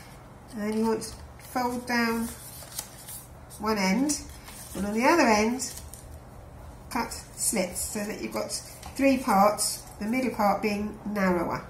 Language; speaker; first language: English; native; English